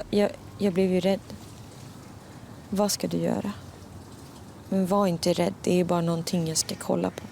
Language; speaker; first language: Swedish; early bilingual, other home language; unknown